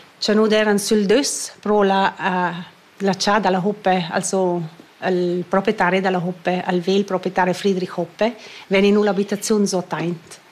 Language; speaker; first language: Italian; non-native, fluent; Romansh